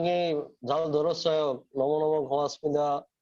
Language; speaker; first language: Korean; non-native, learner; Bangla